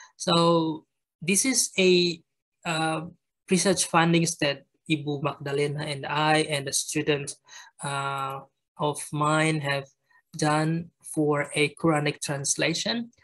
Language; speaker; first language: English; non-native, fluent; Indonesian